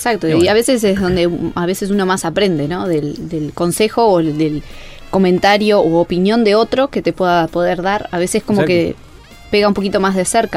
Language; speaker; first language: Spanish; native; Spanish